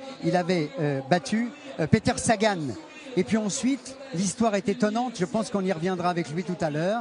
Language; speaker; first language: French; native; French